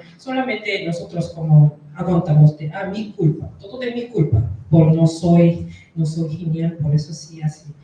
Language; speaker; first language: Spanish; non-native, learner; Korean